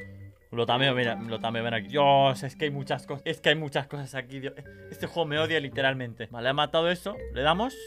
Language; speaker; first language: Spanish; native; Spanish